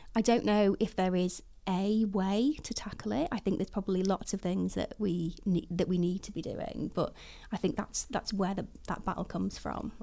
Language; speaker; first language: English; native; English